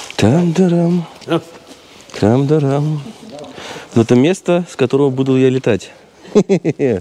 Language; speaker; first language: Russian; native; Russian